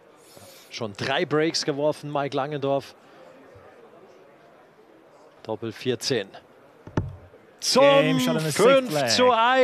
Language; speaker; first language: German; native; German